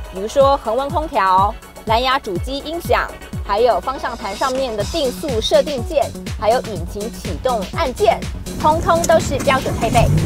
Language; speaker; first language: Chinese; native; Chinese